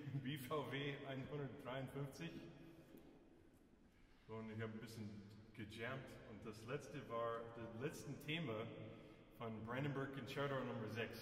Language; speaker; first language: German; non-native, fluent; English